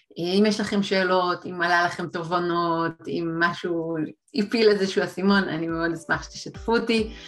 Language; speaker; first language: Hebrew; native; Hebrew